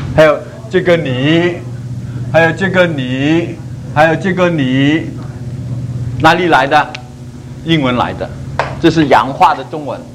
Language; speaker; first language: Chinese; non-native, local second language; Cantonese